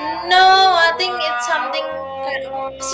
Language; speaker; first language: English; non-native, learner; Javanese